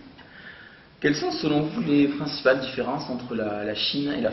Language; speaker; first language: French; native; French